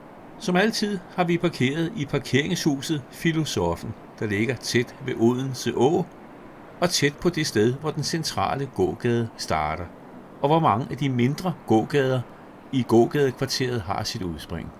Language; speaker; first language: Danish; native; Danish